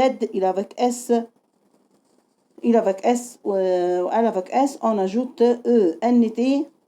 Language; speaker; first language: French; non-native, fluent; Arabic